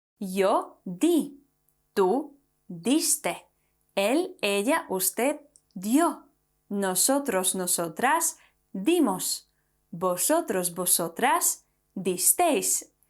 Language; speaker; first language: Spanish; non-native, fluent; Polish